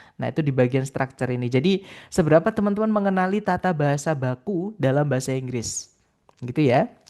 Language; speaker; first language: Indonesian; non-native, local second language; Javanese